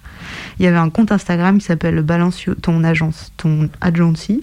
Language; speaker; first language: French; native; French